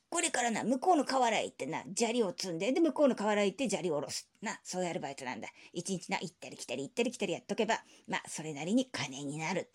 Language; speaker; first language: Japanese; native; Japanese